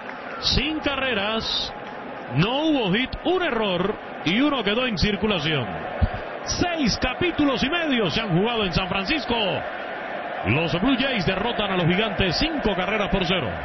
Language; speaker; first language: Spanish; native; Spanish